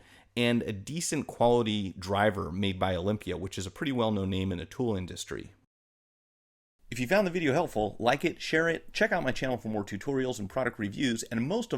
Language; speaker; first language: English; native; English